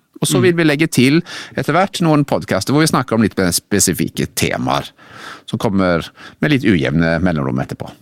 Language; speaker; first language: Norwegian; native; Norwegian